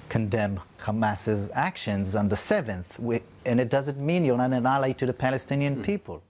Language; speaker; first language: English; non-native, fluent; Hebrew